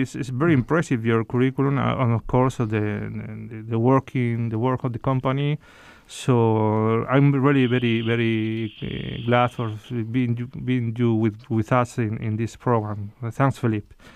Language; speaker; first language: English; non-native, fluent; Spanish